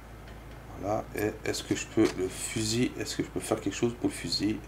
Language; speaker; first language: French; native; French